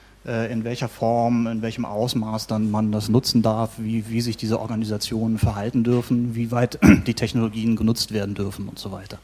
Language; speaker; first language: German; native; German